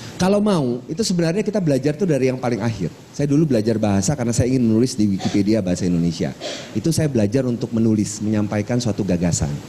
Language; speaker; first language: Indonesian; non-native, local second language; Minangkabau